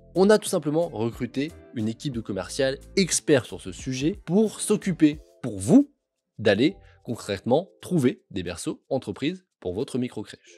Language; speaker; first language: French; native; French